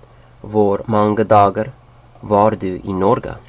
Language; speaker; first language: Danish; non-native, learner; English